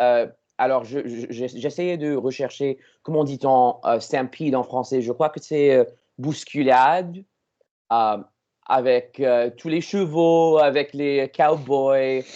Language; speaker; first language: French; non-native, learner; English